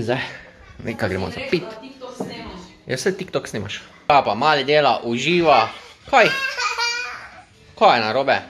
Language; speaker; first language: Slovenian; native; Slovenian